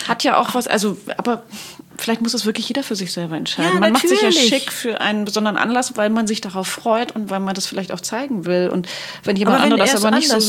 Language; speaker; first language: German; native; German